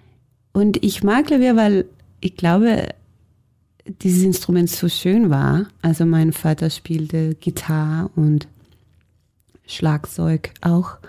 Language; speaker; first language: German; non-native, fluent; Danish